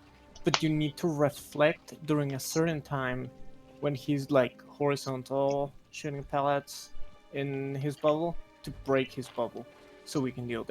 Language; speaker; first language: English; native; English